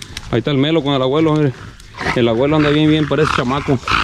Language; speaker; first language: Spanish; early bilingual, heritage; Spanish